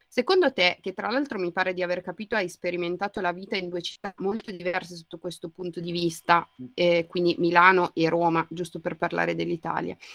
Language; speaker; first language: Italian; native; Italian